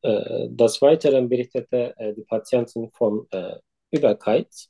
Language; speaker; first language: German; non-native, learner; Turkish